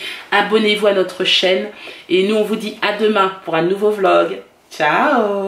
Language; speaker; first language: French; native; French